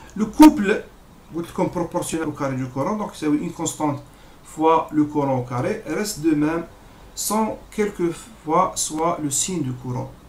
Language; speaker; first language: French; non-native, local second language; Arabic